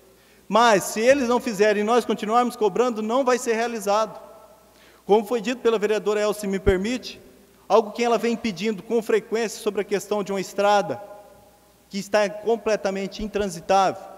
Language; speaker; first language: Portuguese; native; Portuguese